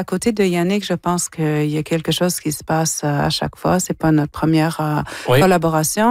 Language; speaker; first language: French; non-native, local second language; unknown